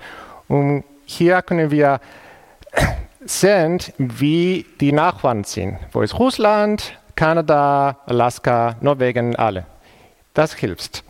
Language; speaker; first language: German; non-native, fluent; Spanish